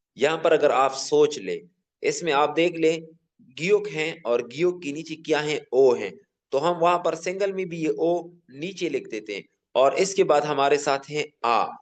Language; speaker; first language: Urdu; non-native, local second language; Pashto